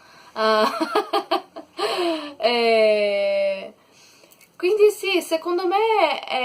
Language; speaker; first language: Italian; non-native, learner; Portuguese